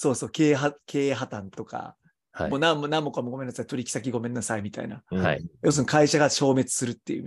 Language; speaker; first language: Japanese; native; Japanese